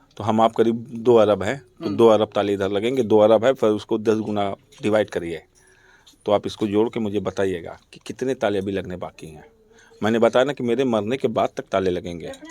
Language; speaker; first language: Hindi; native; Hindi